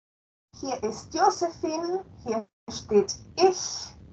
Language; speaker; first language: German; non-native, fluent; Spanish